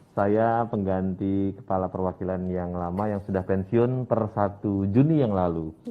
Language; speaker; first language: Indonesian; native; Indonesian